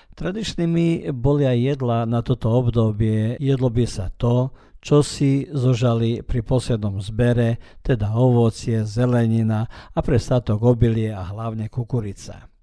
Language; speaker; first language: Slovak; early bilingual, heritage; Slovak